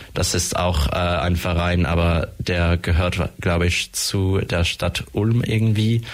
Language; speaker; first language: German; non-native, fluent; French